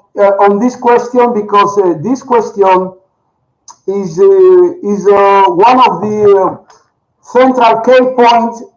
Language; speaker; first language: English; non-native, learner; Spanish